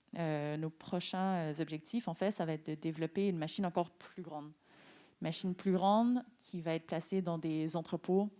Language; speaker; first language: French; non-native, fluent; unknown